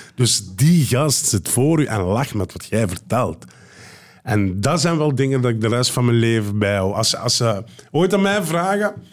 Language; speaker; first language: Dutch; non-native, local second language; Turkish